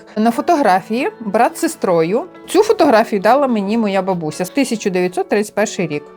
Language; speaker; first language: Ukrainian; native; Ukrainian